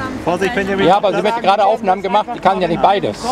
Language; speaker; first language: German; native; German